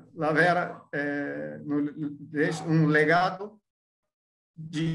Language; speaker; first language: Portuguese; non-native, fluent; Spanish